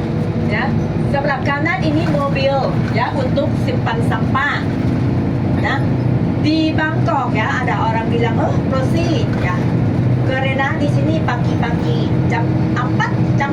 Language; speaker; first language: Indonesian; non-native, learner; Thai